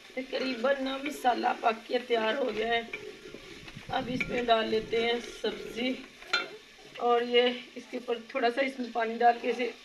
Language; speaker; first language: Urdu; non-native, local second language; Punjabi